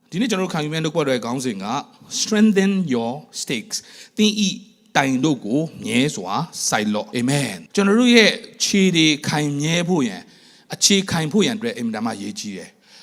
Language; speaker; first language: Burmese; non-native, local second language; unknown